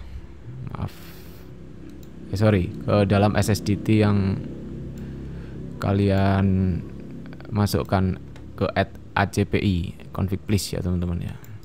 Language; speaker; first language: Indonesian; native; Indonesian